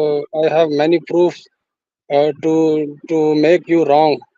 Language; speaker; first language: English; non-native, learner; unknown